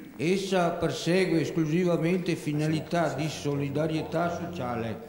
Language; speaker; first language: Italian; native; Italian